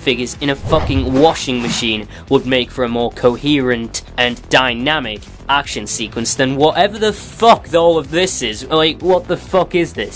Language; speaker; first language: English; native; English